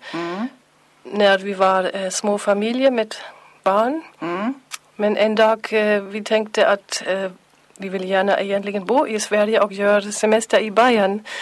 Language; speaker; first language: Swedish; non-native, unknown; German